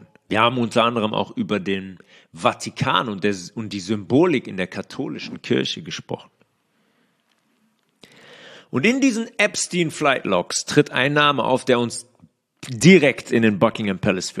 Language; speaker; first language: German; native; German